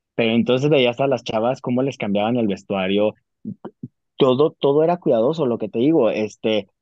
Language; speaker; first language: Spanish; native; Spanish